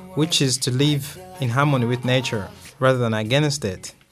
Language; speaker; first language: English; non-native, local second language; Nyanja